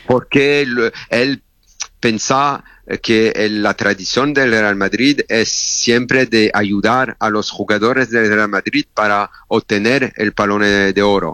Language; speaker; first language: Spanish; non-native, fluent; Italian